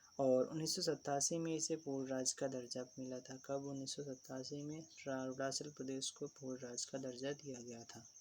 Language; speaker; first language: Hindi; native; Hindi